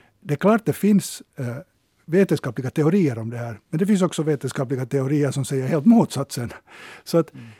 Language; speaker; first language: Swedish; native; Swedish